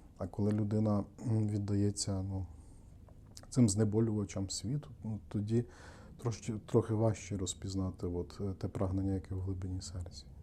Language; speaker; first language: Ukrainian; native; Ukrainian